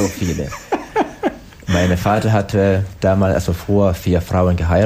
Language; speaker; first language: German; non-native, learner; Swahili